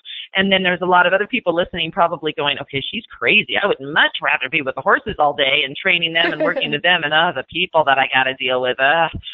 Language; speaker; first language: English; native; English